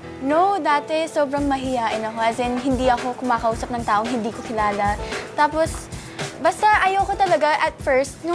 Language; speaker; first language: Filipino; early bilingual, other home language; English